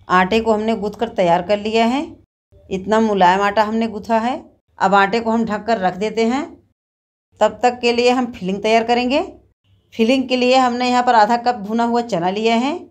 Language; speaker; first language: Hindi; native; Hindi